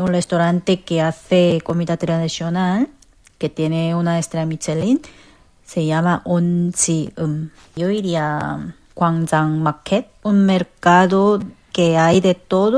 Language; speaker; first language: Spanish; non-native, fluent; Korean